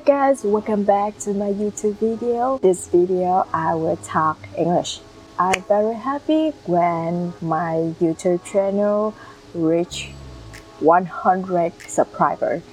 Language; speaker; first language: English; non-native, learner; Vietnamese